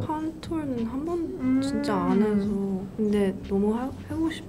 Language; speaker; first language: Korean; early bilingual, heritage; Korean